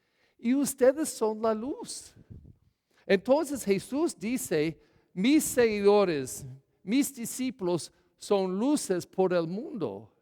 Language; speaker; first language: Spanish; non-native, fluent; English